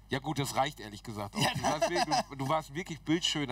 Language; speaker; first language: German; native; German